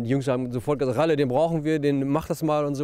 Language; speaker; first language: German; native; German